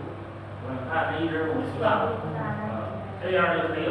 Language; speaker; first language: Chinese; native; Chinese